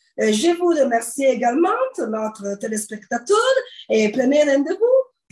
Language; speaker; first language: French; non-native, learner; Italian